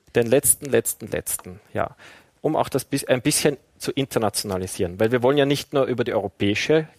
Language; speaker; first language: German; native; German